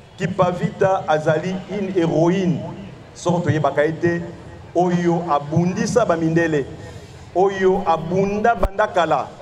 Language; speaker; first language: Lingala; native; Lingala